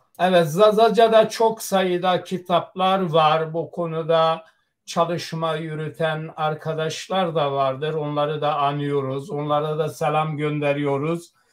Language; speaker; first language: Turkish; non-native, local second language; Zaza